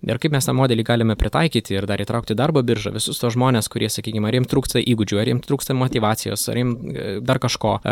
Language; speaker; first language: Lithuanian; native; Lithuanian